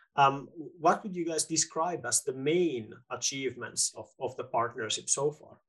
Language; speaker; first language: English; non-native, fluent; Finnish